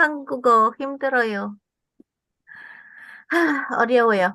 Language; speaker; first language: Korean; non-native, learner; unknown